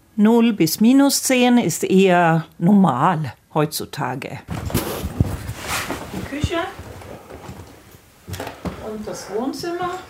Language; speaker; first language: German; non-native, fluent; Swedish